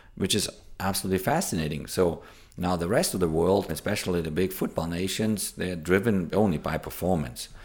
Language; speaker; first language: English; non-native, fluent; German